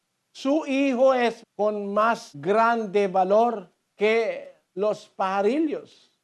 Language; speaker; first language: Spanish; non-native, learner; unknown